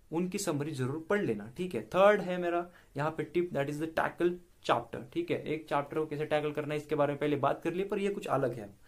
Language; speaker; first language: Hindi; non-native, local second language; Marathi